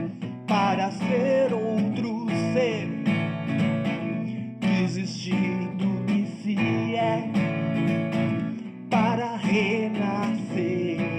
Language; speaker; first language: Portuguese; native; Portuguese